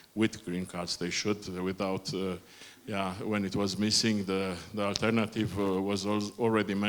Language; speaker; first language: English; non-native, fluent; Romanian